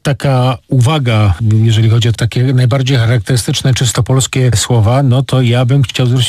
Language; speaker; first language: Polish; native; Polish